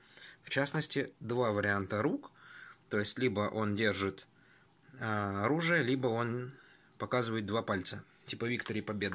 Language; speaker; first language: Russian; native; Russian